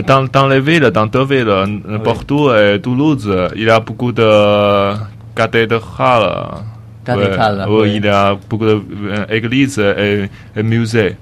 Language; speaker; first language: French; non-native, learner; Chinese